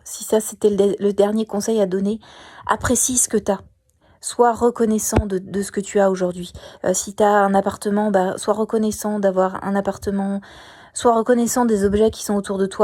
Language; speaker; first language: French; native; French